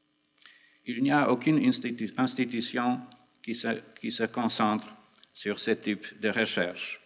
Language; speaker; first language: French; non-native, fluent; Polish